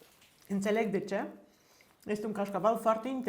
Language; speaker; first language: Romanian; native; Romanian